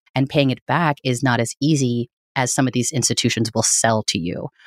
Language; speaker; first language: English; early bilingual, other home language; Filipino